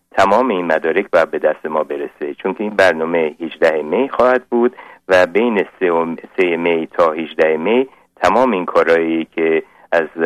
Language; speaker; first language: Persian; native; Persian